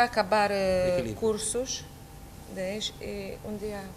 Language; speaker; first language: Portuguese; non-native, learner; Romanian